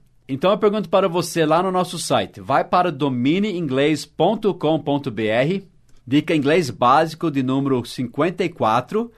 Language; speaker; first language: Portuguese; non-native, fluent; English